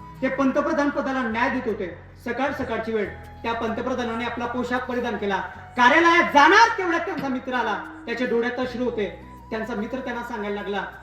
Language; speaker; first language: Marathi; native; Marathi